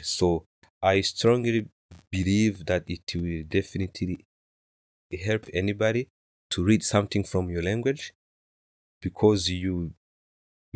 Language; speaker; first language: English; non-native, local second language; Kinyarwanda